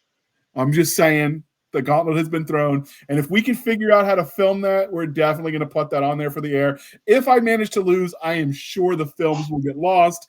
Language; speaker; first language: English; native; English